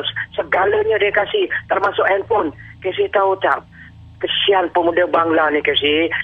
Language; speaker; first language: Malay; native; Malay